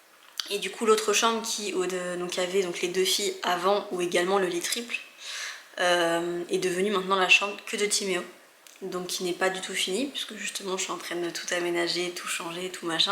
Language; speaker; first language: French; native; French